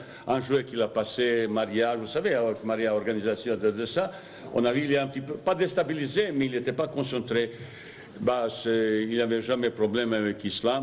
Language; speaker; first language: French; non-native, fluent; Bosnian